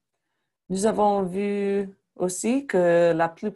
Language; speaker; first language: French; non-native, fluent; English